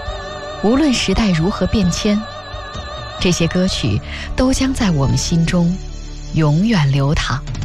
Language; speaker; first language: Chinese; native; Chinese